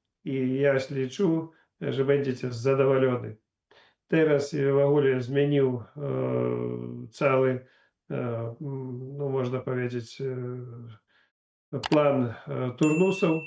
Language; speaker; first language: Polish; non-native, learner; Russian